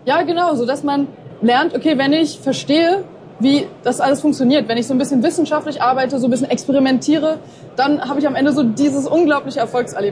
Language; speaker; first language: German; native; German